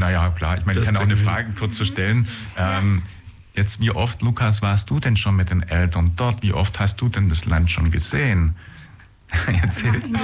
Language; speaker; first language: German; native; German